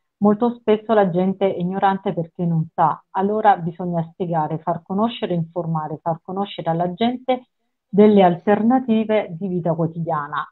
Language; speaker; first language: Italian; native; Italian